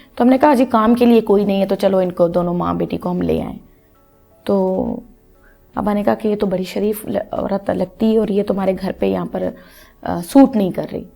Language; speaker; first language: Urdu; non-native, local second language; Punjabi